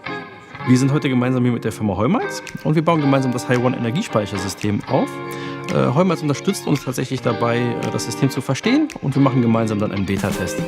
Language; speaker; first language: German; native; German